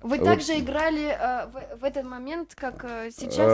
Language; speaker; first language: Russian; non-native, learner; French